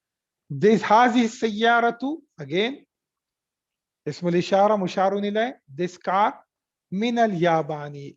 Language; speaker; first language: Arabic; non-native, fluent; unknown